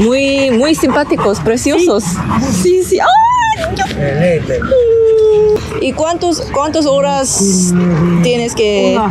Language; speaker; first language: Spanish; non-native, learner; Korean